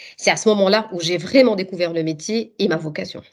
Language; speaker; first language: French; non-native, local second language; Arabic